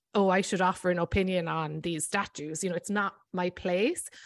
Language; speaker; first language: English; native; English